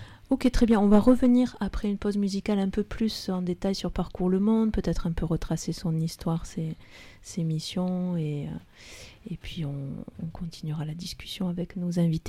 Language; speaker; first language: French; native; French